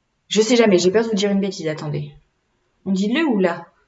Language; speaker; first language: French; native; French